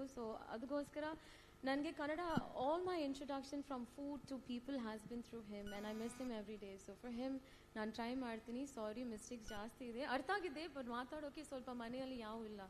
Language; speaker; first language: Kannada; non-native, learner; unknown